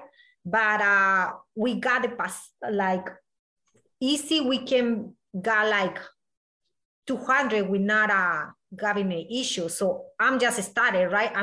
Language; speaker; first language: English; non-native, learner; Spanish